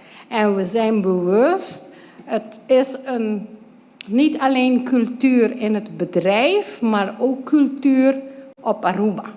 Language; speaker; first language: Dutch; non-native, local second language; Papiamento